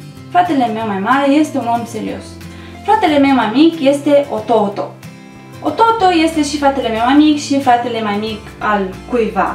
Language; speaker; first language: Romanian; native; Romanian